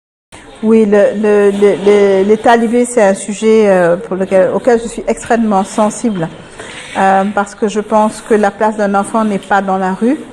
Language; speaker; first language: French; non-native, local second language; Wolof